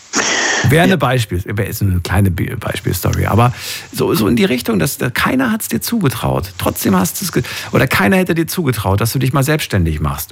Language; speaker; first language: German; native; German